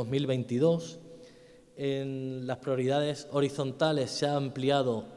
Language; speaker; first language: Spanish; native; Spanish